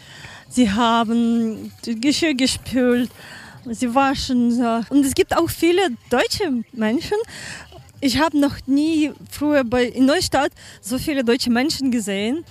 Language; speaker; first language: German; non-native, learner; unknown